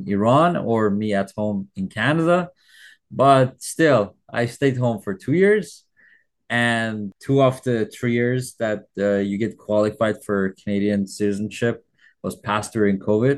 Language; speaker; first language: English; non-native, fluent; Persian